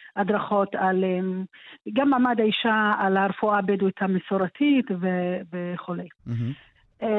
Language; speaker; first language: Hebrew; native; Hebrew